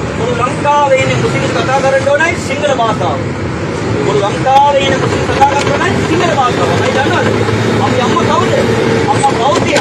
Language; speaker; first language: Sinhala; non-native, local second language; Tamil